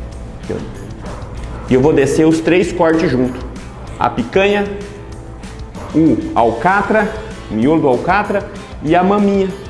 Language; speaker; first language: Portuguese; native; Portuguese